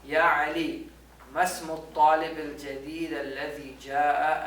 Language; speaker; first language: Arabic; non-native, fluent; English